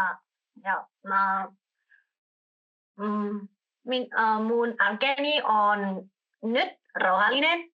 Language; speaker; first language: Finnish; non-native, learner; Vietnamese